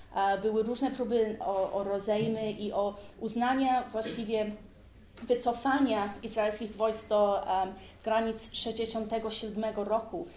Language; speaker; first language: Polish; early bilingual, heritage; Polish